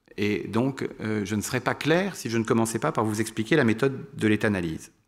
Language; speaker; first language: French; native; French